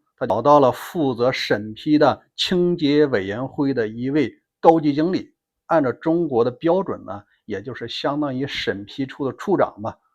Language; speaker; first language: Chinese; native; Chinese